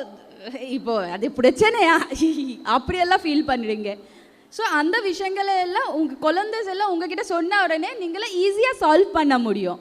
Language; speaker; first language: Tamil; non-native, local second language; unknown